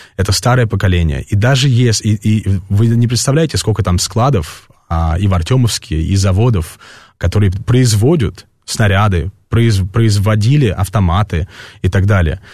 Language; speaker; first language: Russian; early bilingual, heritage; Russian